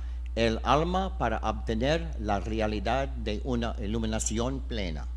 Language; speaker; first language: Spanish; non-native, learner; English